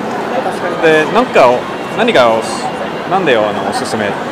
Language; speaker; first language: Japanese; non-native, fluent; English